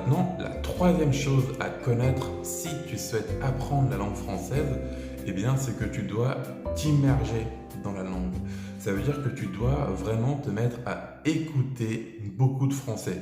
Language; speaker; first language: French; native; French